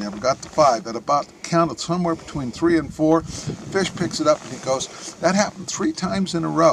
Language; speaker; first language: English; native; English